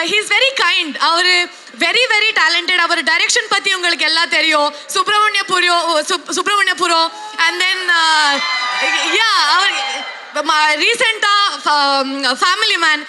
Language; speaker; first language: Tamil; non-native, local second language; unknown